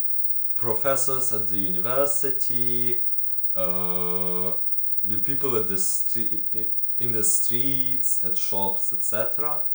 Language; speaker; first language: English; non-native, fluent; Ukrainian